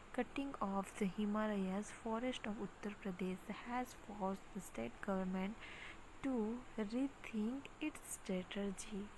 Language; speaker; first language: English; non-native, local second language; Gujarati